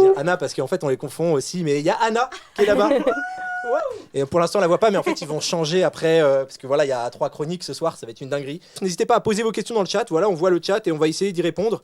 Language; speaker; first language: French; native; French